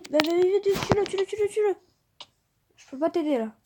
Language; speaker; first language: French; native; French